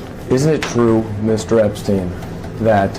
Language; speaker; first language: English; native; English